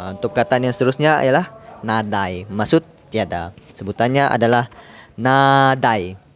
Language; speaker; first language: Malay; non-native, local second language; Iban